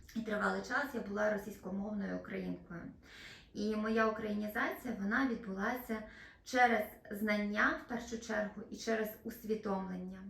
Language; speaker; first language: Ukrainian; non-native, local second language; Russian